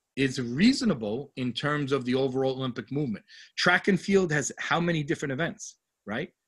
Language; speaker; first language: English; native; English